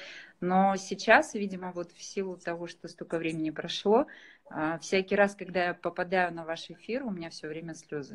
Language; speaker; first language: Russian; native; Russian